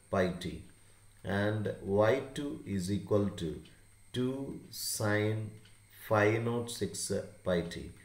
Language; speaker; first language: English; non-native, local second language; Malayalam